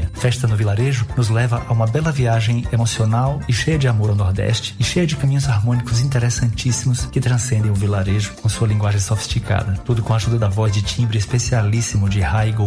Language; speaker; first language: Portuguese; native; Portuguese